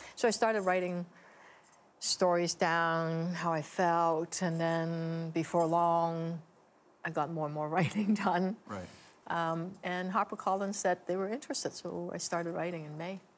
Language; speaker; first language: English; native; English